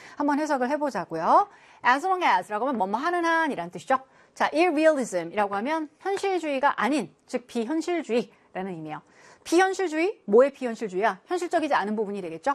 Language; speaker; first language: Korean; native; Korean